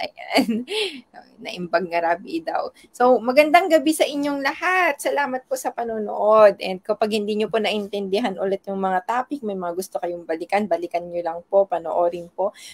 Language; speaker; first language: Filipino; non-native, local second language; Iloko